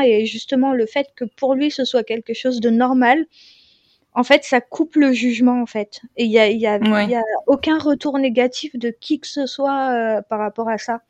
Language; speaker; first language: French; native; French